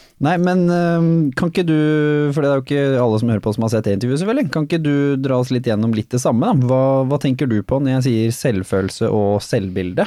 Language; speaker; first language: Norwegian; native; Norwegian